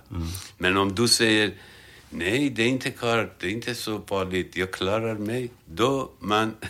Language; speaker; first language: Swedish; non-native, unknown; Armenian